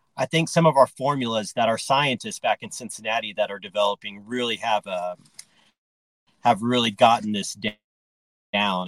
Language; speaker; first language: English; native; English